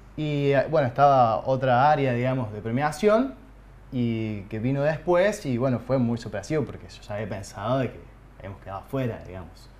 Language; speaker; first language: Spanish; native; Spanish